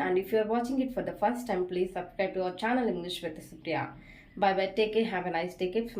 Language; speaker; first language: English; non-native, local second language; Telugu